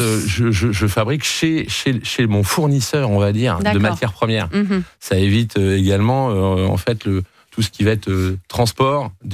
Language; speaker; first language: French; native; French